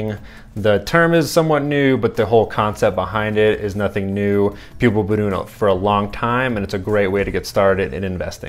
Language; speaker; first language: English; native; English